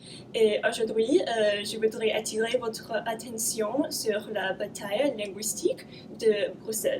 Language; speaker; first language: French; non-native, learner; English